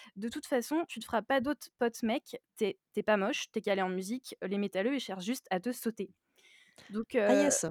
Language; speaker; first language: French; native; French